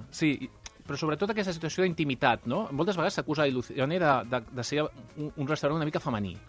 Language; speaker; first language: Catalan; non-native, local second language; Spanish